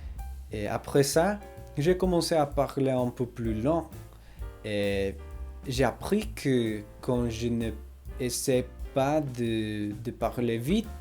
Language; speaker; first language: French; non-native, learner; English